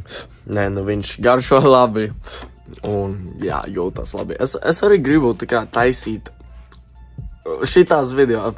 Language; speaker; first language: Latvian; early bilingual, heritage; English